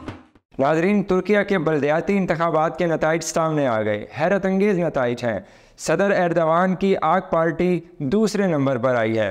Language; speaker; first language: Urdu; native; Urdu